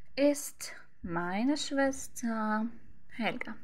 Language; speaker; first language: German; non-native, learner; Turkish